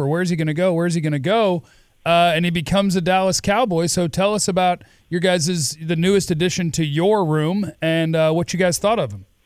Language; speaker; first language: English; native; English